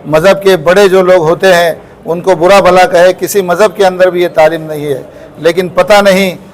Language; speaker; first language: Urdu; native; Urdu